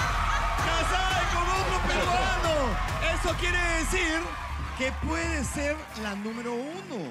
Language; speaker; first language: Spanish; native; Spanish